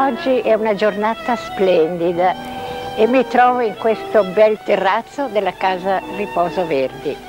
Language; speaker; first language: Italian; non-native, fluent; Hungarian